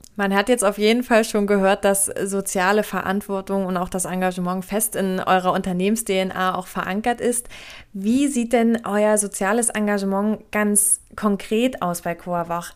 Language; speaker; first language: German; native; German